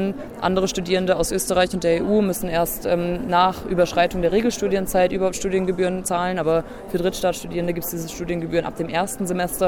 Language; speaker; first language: German; native; German